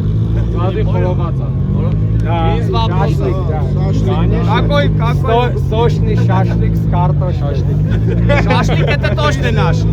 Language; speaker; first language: Russian; non-native, fluent; Armenian